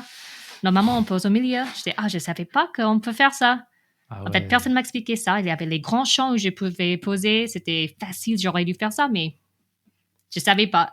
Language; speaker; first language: French; non-native, fluent; English